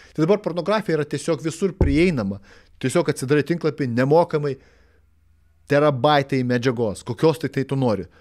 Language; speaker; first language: Lithuanian; non-native, local second language; Russian